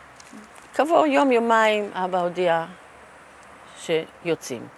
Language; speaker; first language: Hebrew; non-native, fluent; Yiddish